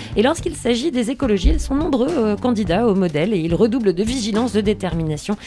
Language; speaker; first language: French; native; French